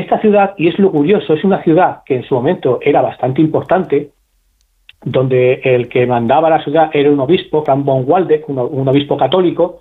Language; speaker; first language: Spanish; native; Spanish